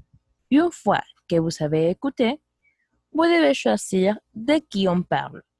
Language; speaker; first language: French; non-native, fluent; Spanish